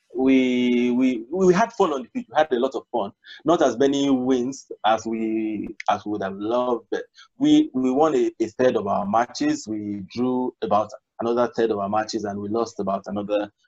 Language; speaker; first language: English; non-native, local second language; Yoruba